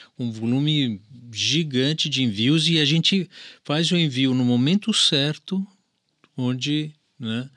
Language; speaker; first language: Portuguese; early bilingual, other home language; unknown